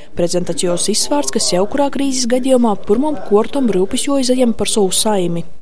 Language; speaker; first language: Latvian; native; Latvian